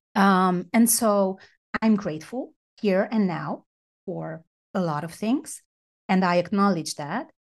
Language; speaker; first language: English; non-native, fluent; Romanian